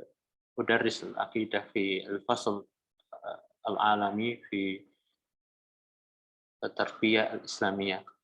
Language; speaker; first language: Arabic; non-native, fluent; Indonesian